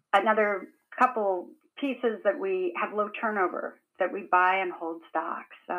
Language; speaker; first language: English; native; English